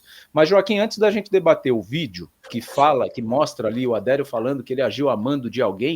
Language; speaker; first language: Portuguese; native; Portuguese